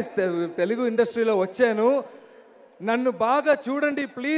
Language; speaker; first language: Telugu; non-native, learner; Malayalam